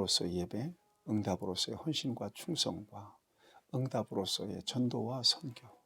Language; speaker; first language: Korean; native; Korean